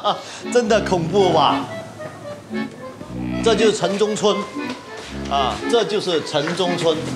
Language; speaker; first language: Chinese; native; Chinese